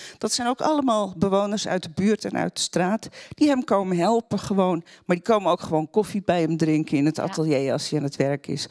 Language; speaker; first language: Dutch; native; Dutch